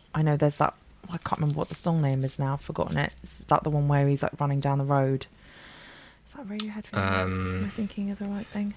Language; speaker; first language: English; native; English